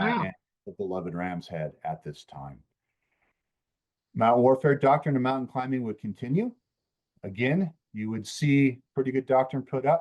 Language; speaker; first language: English; native; English